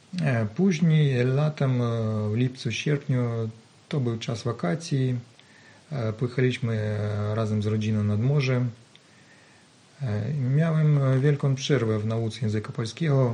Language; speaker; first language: Polish; non-native, learner; Ukrainian